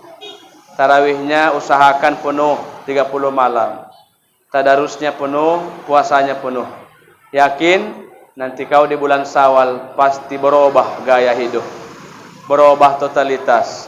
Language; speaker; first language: Indonesian; native; Indonesian